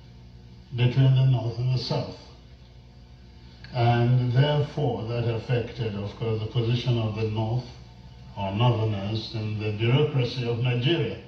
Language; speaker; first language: English; non-native, local second language; Igbo